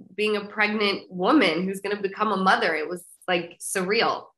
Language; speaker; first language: English; native; English